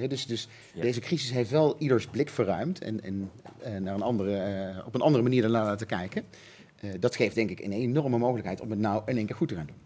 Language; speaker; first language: Dutch; native; Dutch